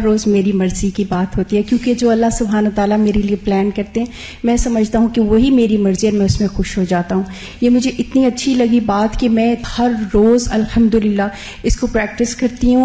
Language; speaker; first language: Urdu; native; Urdu